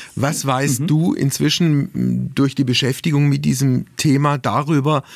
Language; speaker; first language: German; native; German